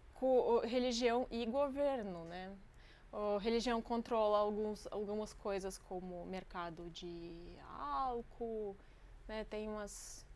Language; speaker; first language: Portuguese; non-native, fluent; Ukrainian